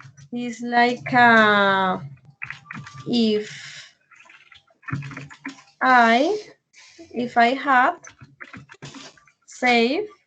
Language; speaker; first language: English; non-native, learner; Spanish